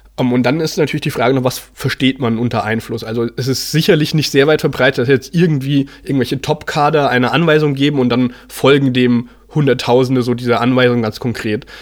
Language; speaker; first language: German; native; German